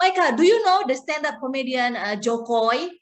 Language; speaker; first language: English; non-native, fluent; Indonesian